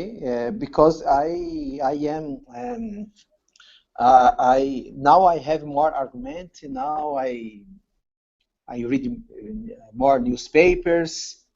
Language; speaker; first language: English; non-native, learner; Portuguese